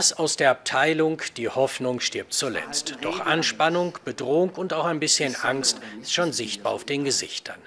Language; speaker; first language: German; native; German